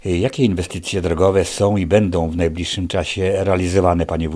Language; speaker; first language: Polish; native; Polish